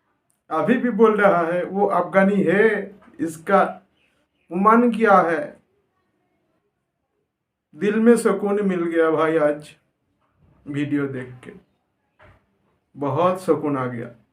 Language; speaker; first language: Hindi; non-native, local second language; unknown